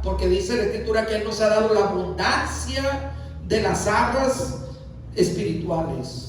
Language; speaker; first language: Spanish; native; Spanish